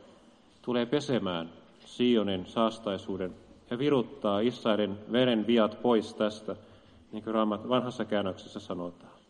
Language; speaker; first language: Finnish; native; Finnish